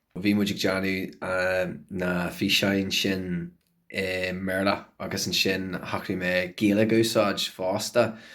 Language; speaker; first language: Irish; non-native, local second language; English